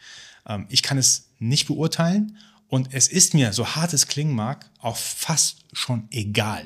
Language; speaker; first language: German; early bilingual, other home language; Persian